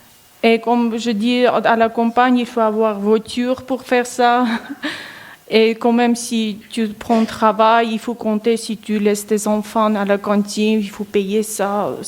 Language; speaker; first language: French; non-native, learner; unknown